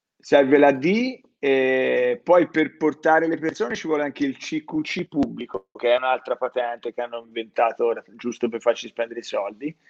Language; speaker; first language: Italian; native; Italian